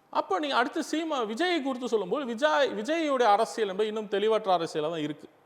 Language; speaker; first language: Tamil; non-native, local second language; Urdu